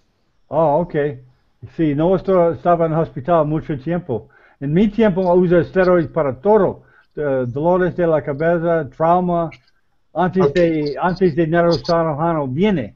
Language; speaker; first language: Spanish; non-native, learner; English